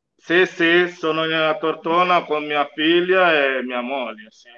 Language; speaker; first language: Italian; non-native, fluent; Swahili